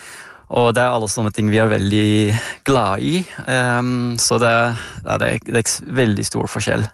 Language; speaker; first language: Norwegian; non-native, fluent; Dutch